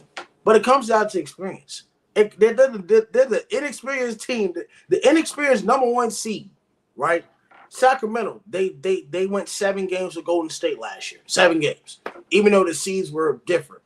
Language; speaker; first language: English; native; English